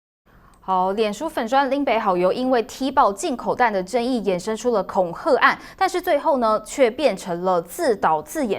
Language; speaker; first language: Chinese; native; Chinese